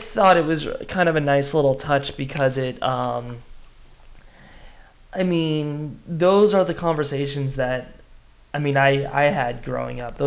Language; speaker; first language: English; native; English